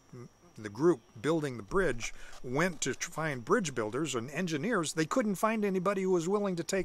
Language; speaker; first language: English; native; English